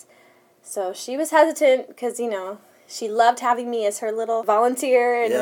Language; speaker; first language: English; early bilingual, other home language; Spanish